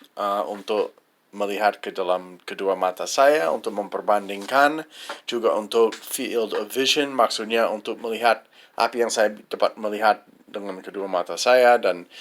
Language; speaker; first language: Indonesian; non-native, fluent; English